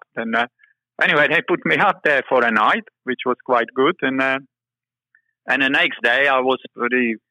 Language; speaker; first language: English; non-native, fluent; Czech